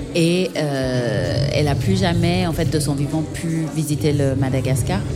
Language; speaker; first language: French; native; French